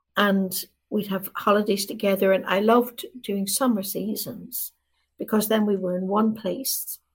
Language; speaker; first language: English; native; English